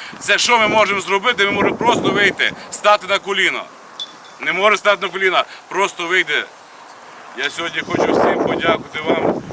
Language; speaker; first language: Ukrainian; native; Ukrainian